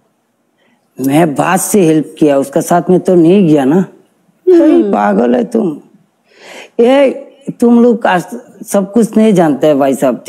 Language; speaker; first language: Hindi; non-native, learner; Bangla